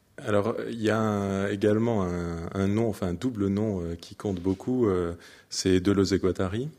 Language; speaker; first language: French; native; French